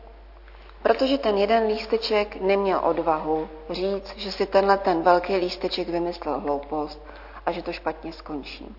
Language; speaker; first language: Czech; native; Czech